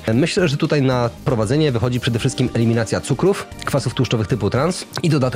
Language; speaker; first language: Polish; native; Polish